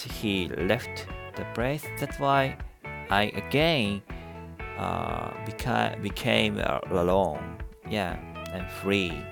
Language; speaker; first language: English; non-native, learner; Japanese